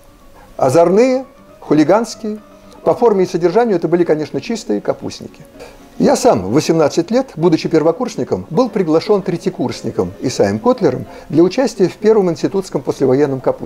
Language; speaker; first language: Russian; native; Russian